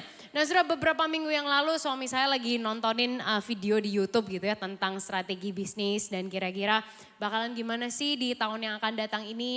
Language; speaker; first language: Indonesian; native; Indonesian